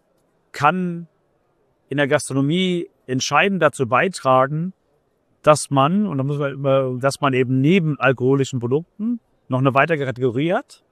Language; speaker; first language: German; native; German